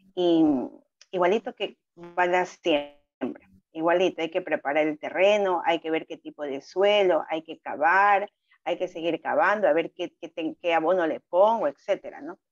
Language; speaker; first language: Spanish; native; Spanish